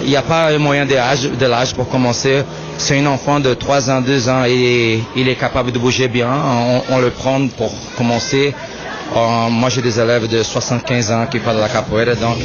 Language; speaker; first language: French; non-native, learner; Portuguese